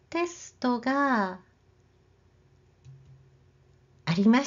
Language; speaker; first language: Japanese; non-native, learner; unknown